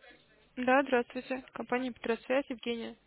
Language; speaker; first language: Russian; native; Russian